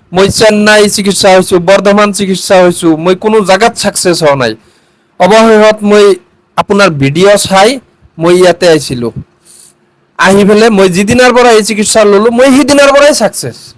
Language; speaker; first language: Assamese; non-native, local second language; Bangla